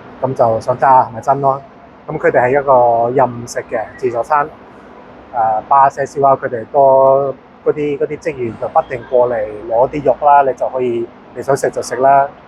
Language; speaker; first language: Cantonese; non-native, fluent; English